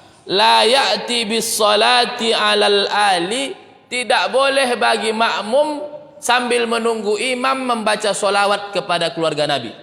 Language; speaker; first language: Indonesian; native; Indonesian